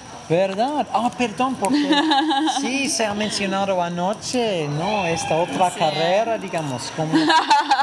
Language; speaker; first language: Spanish; non-native, fluent; English